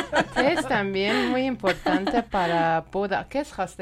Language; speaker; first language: Spanish; non-native, learner; Persian